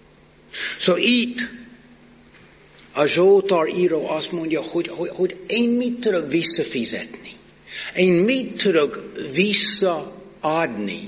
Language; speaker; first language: Hungarian; non-native, fluent; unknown